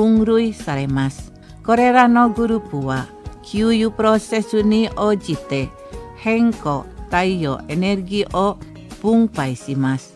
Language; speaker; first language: Japanese; non-native, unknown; Indonesian